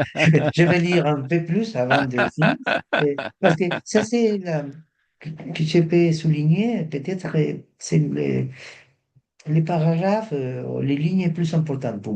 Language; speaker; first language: French; non-native, fluent; Spanish